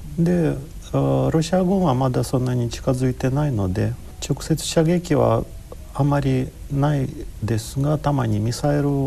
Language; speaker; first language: Japanese; non-native, fluent; Ukrainian